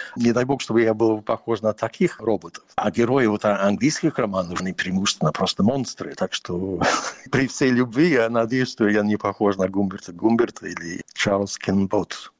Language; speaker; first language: Russian; non-native, fluent; English